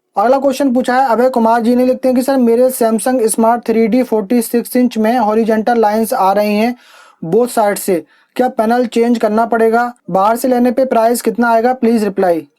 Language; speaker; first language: Hindi; native; Hindi